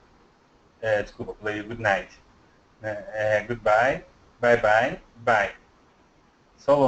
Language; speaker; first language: English; non-native, learner; Portuguese